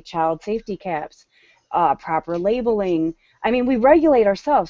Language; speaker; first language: English; native; English